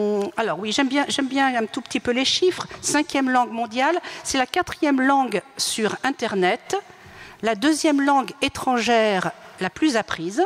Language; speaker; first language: French; native; French